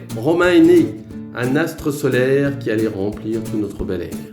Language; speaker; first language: French; native; French